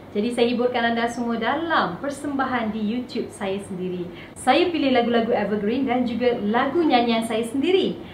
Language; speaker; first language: Malay; native; Malay